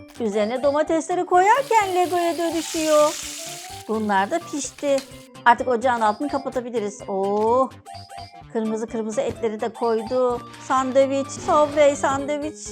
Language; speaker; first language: Turkish; native; Turkish